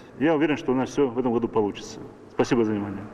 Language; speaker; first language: Russian; native; Russian